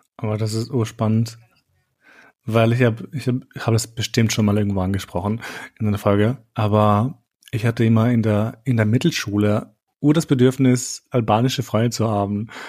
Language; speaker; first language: German; early bilingual, other home language; Albanian